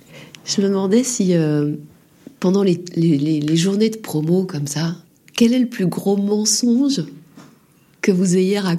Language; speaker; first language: French; native; French